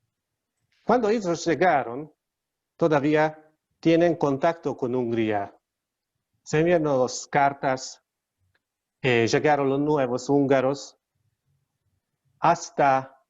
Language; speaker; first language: Spanish; non-native, learner; Hungarian